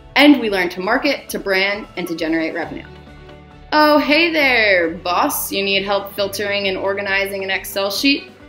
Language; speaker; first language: English; native; English